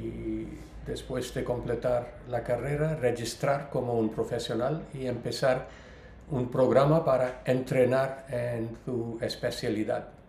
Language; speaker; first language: Spanish; non-native, learner; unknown